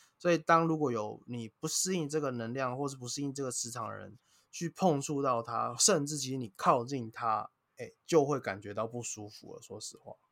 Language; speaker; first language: Chinese; native; Chinese